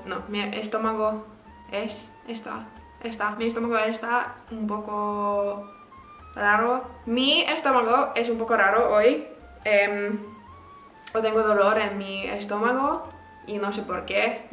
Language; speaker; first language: Spanish; non-native, learner; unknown